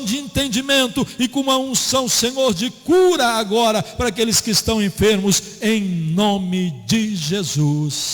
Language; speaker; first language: Portuguese; native; Portuguese